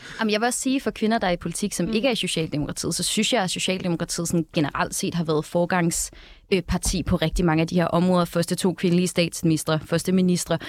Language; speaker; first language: Danish; native; Danish